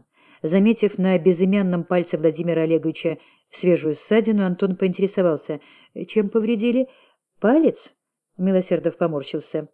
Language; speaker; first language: Russian; native; Russian